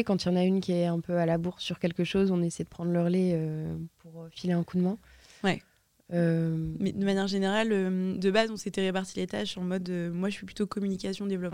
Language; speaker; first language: French; native; French